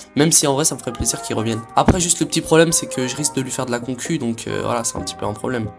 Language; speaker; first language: French; native; French